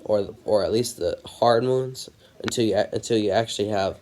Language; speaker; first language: English; native; English